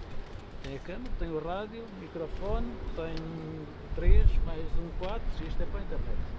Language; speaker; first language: Portuguese; native; Portuguese